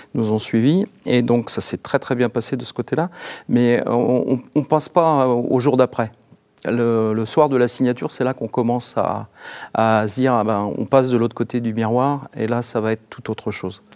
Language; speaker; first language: French; native; French